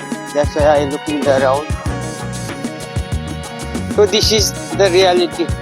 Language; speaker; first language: English; non-native, learner; Nepali